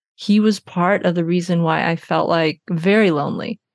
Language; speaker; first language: English; native; English